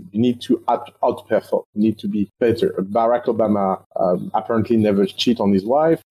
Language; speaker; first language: English; non-native, fluent; French